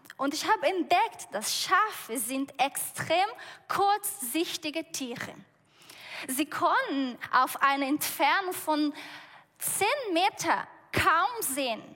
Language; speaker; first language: German; non-native, fluent; Portuguese